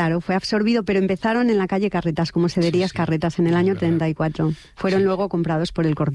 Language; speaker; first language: Spanish; native; Spanish